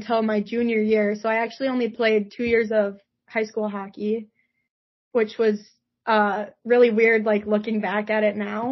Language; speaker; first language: English; native; English